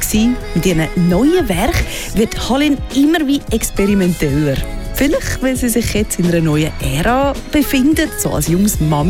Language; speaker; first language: German; native; German